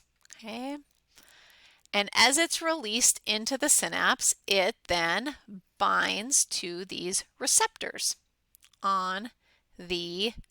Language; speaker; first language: English; native; English